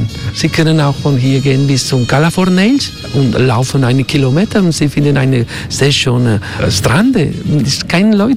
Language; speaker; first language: German; non-native, learner; Spanish